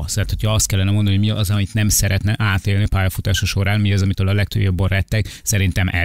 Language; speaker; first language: Hungarian; native; Hungarian